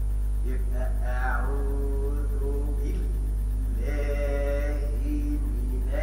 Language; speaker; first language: Arabic; native; Arabic